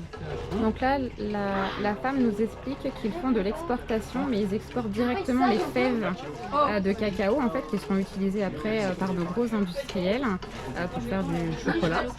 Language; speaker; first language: French; native; French